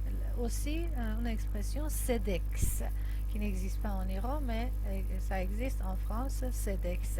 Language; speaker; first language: French; non-native, fluent; Persian